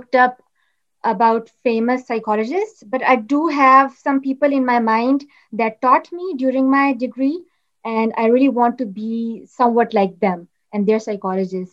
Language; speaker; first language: English; non-native, local second language; Urdu